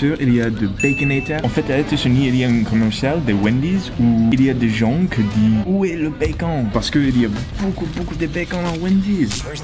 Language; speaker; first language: French; non-native, learner; English